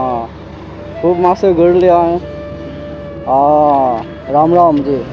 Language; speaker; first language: Hindi; non-native, local second language; Bangla